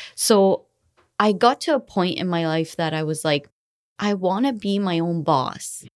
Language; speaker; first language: English; early bilingual, other home language; Arabic